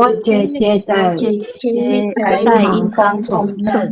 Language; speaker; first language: Chinese; non-native, learner; Filipino